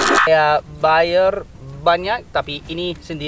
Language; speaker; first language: Indonesian; non-native, learner; English